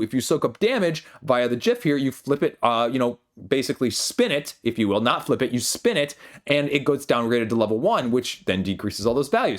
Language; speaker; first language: English; native; English